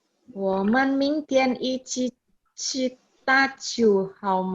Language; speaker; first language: Chinese; non-native, learner; Indonesian